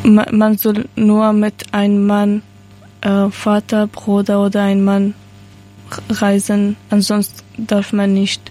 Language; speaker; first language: German; non-native, learner; Persian